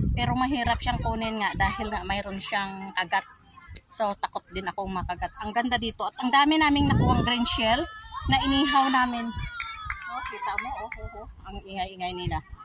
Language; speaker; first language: Filipino; native; Filipino